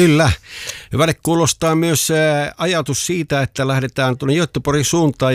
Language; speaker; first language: Finnish; native; Finnish